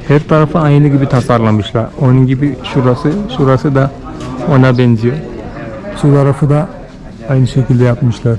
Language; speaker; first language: Turkish; non-native, fluent; Hindi